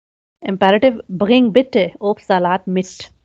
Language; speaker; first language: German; non-native, fluent; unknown